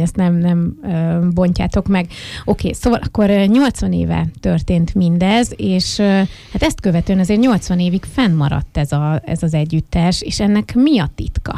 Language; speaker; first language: Hungarian; native; Hungarian